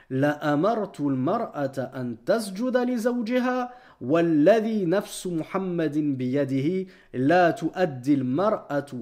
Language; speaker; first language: Arabic; non-native, fluent; French